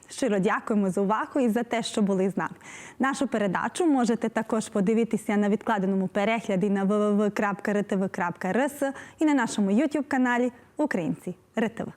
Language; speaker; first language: Ukrainian; early bilingual, heritage; Ukrainian